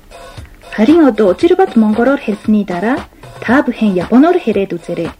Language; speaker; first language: Mongolian; non-native, fluent; Japanese